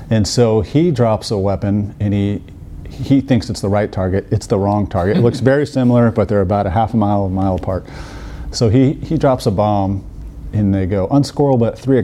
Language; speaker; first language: English; native; English